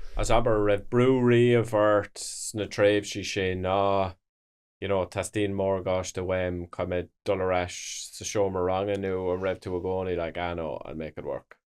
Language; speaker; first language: Irish; non-native, local second language; English